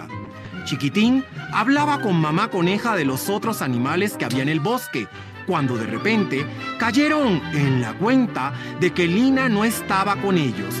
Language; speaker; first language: Spanish; native; Spanish